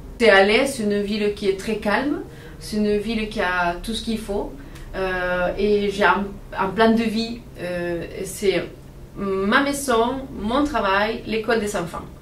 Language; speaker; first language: French; non-native, fluent; Spanish